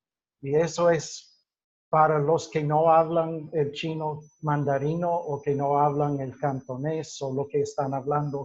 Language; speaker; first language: Spanish; non-native, fluent; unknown